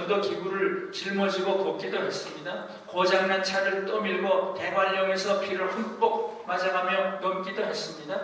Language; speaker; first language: Korean; native; Korean